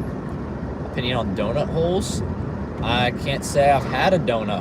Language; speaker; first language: English; native; English